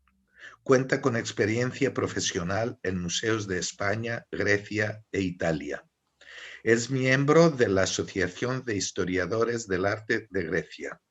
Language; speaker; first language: Spanish; non-native, fluent; Greek